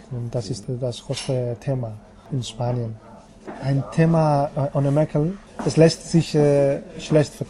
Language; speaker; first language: German; non-native, fluent; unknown